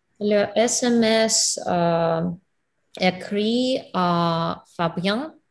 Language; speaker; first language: French; non-native, learner; English